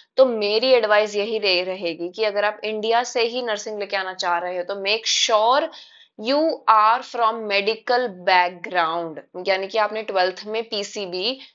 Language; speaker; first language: Hindi; native; Hindi